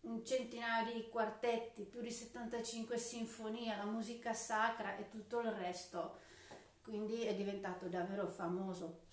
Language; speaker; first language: Italian; non-native, fluent; Czech